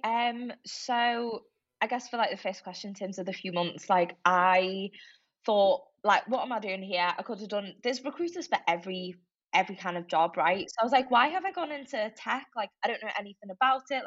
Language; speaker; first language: English; native; English